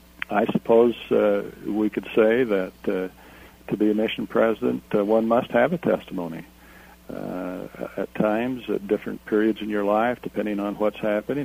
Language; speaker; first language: English; native; English